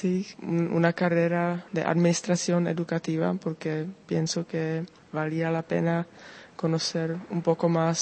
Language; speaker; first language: Spanish; non-native, fluent; Czech